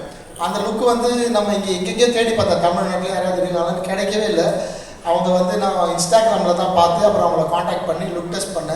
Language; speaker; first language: Tamil; native; Tamil